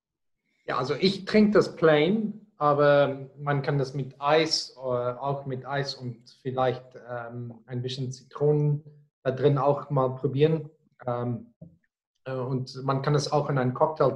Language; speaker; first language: German; non-native, fluent; Afrikaans